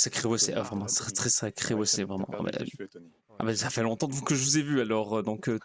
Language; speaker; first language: French; native; French